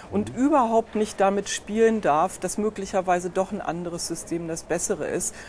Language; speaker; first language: German; native; German